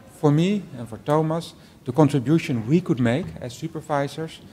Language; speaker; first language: English; non-native, fluent; Dutch